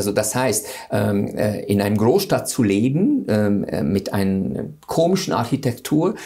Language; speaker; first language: German; non-native, fluent; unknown